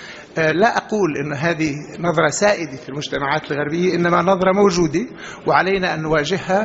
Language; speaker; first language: Arabic; native; Arabic